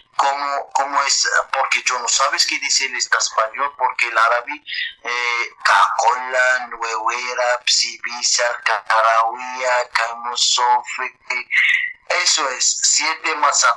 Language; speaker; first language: Spanish; non-native, learner; Arabic